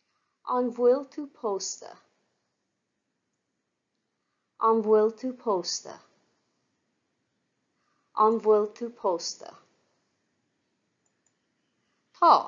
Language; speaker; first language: Irish; non-native, fluent; English